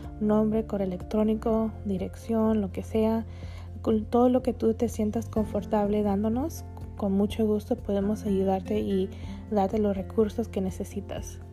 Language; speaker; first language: Spanish; early bilingual, heritage; Spanish